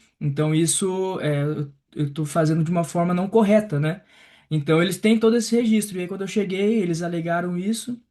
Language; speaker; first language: Portuguese; native; Portuguese